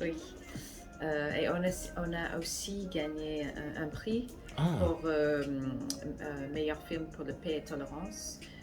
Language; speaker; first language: French; non-native, fluent; English